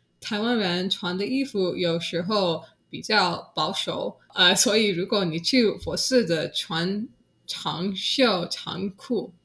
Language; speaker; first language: Chinese; non-native, learner; English